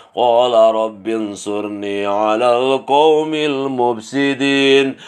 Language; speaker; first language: Arabic; non-native, learner; Indonesian